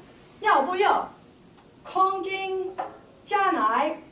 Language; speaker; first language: Chinese; non-native, learner; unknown